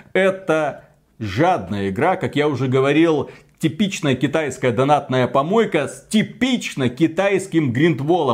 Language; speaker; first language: Russian; native; Russian